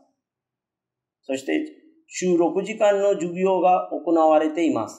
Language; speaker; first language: Japanese; non-native, fluent; Urdu